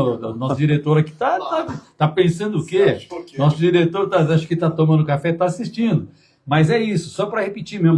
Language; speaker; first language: Portuguese; native; Portuguese